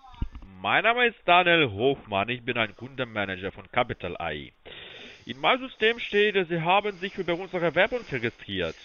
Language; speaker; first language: German; non-native, fluent; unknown